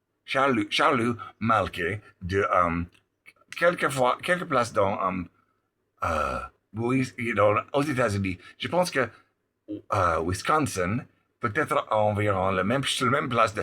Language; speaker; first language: French; non-native, learner; English